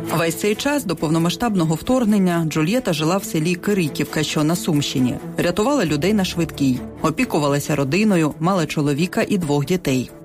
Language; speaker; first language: Ukrainian; native; Ukrainian